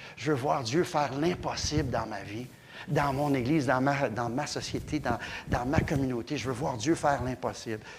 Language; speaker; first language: French; native; French